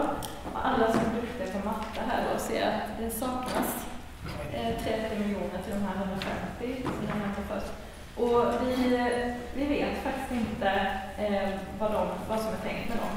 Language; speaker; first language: Swedish; native; Swedish